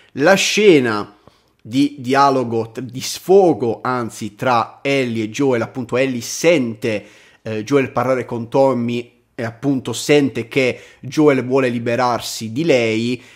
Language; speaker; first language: Italian; native; Italian